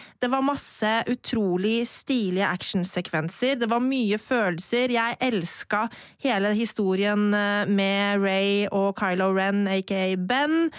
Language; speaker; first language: Norwegian; native; Norwegian